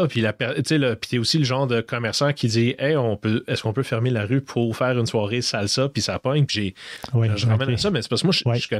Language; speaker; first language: French; native; French